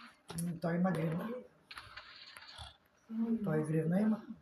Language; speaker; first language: Bulgarian; non-native, local second language; Turkish